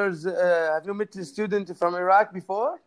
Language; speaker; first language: English; non-native, learner; Arabic